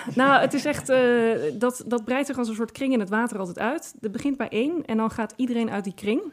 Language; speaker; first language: Dutch; native; Dutch